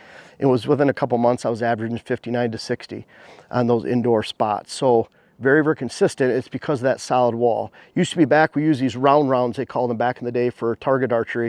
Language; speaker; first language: English; native; English